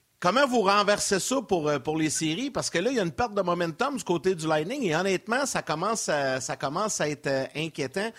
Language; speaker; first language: French; native; French